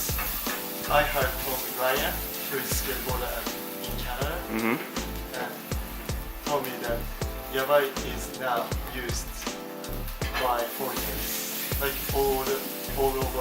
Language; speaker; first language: English; non-native, learner; Japanese